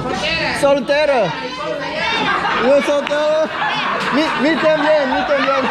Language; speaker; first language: Spanish; non-native, learner; English